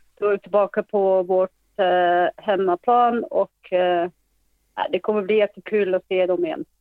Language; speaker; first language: Swedish; non-native, fluent; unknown